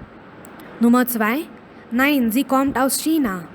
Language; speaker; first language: German; non-native, fluent; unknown